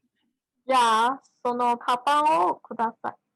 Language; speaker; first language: Japanese; non-native, learner; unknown